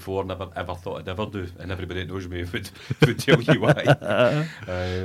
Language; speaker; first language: English; native; English